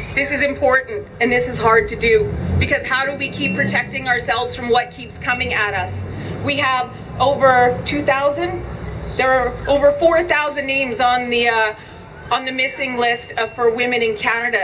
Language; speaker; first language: English; native; English